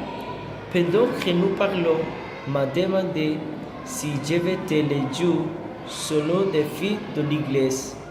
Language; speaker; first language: French; non-native, learner; Spanish